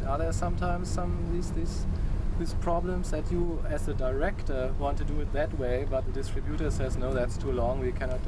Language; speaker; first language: English; non-native, fluent; German